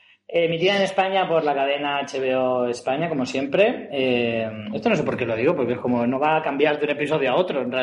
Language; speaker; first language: Spanish; native; Spanish